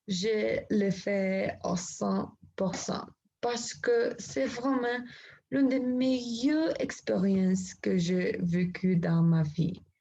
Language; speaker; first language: French; non-native, learner; Spanish